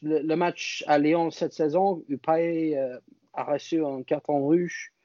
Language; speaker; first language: French; non-native, fluent; English